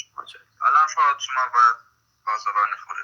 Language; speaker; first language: Persian; non-native, fluent; Arabic